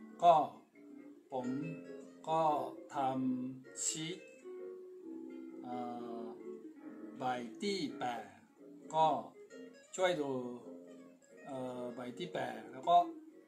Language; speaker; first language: Thai; non-native, fluent; Japanese